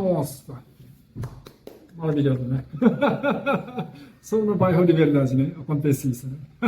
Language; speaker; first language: Portuguese; non-native, learner; Japanese